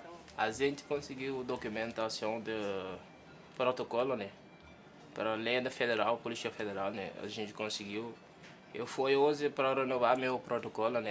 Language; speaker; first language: Portuguese; non-native, learner; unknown